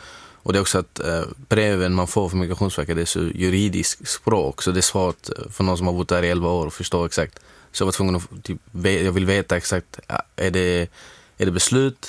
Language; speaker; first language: Swedish; non-native, fluent; Arabic